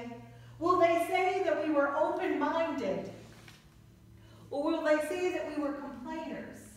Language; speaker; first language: English; native; English